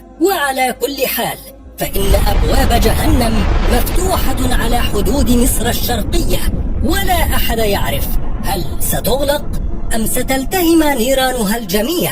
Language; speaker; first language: Arabic; native; Arabic